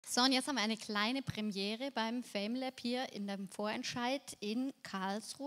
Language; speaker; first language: German; native; German